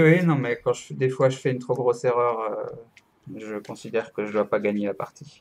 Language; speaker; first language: French; native; French